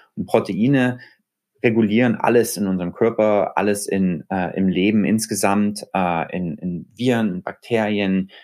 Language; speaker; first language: German; native; German